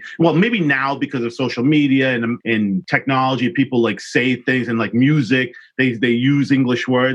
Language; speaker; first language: English; non-native, fluent; Kabuverdianu